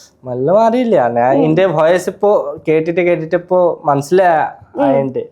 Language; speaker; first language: Malayalam; non-native, local second language; Bangla